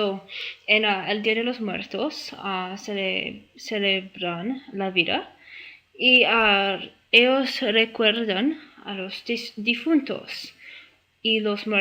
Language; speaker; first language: Spanish; non-native, learner; English